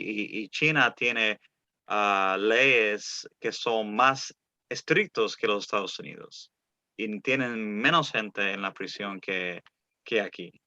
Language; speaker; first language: Spanish; early bilingual, heritage; Spanish